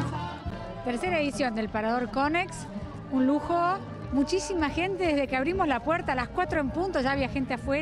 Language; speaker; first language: Spanish; native; Spanish